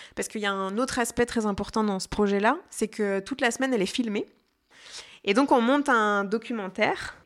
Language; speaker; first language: French; native; French